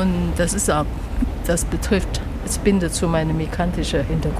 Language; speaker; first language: German; non-native, learner; Chinese